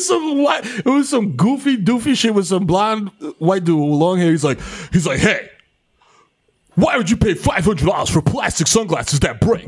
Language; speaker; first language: English; early bilingual, other home language; Spanish